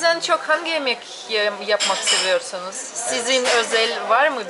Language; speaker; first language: Turkish; non-native, learner; Russian